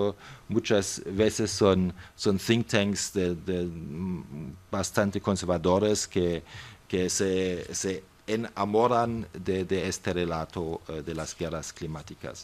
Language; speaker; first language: Spanish; non-native, fluent; German